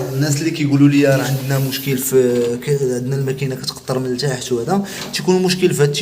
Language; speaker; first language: Arabic; native; Arabic